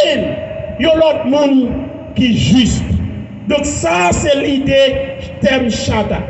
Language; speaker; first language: French; non-native, local second language; Haitian Creole